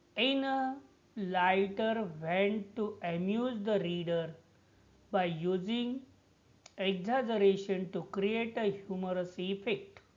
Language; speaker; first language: English; non-native, local second language; Marathi